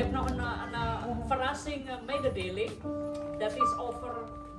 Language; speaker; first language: Dutch; non-native, fluent; Indonesian